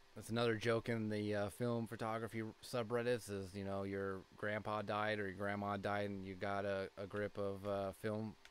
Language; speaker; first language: English; native; English